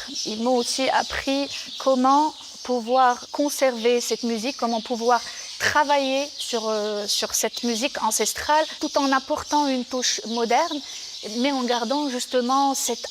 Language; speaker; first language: French; non-native, local second language; Arabic